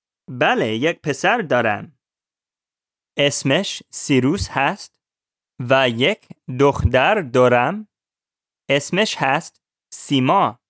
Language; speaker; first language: Persian; non-native, learner; English